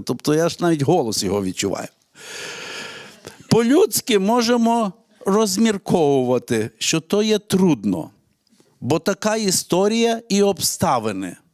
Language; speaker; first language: Ukrainian; native; Ukrainian